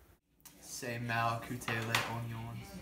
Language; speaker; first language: French; non-native, learner; English